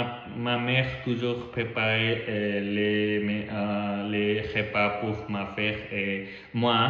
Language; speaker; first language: French; non-native, learner; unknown